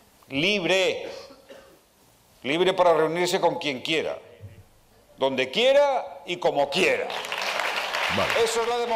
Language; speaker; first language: Spanish; native; Spanish